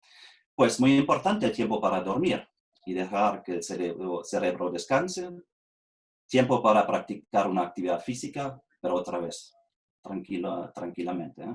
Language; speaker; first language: Spanish; non-native, fluent; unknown